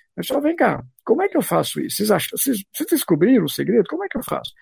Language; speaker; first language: Portuguese; non-native, fluent; French